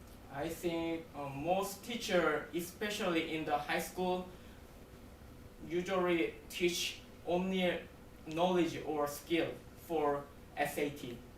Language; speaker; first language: English; non-native, learner; Korean